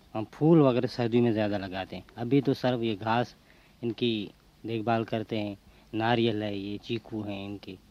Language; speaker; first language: Urdu; non-native, local second language; Sindhi